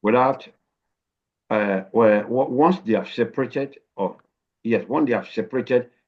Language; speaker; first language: English; non-native, local second language; Yoruba